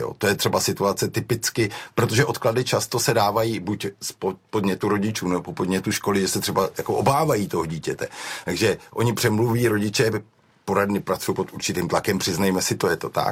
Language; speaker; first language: Czech; native; Czech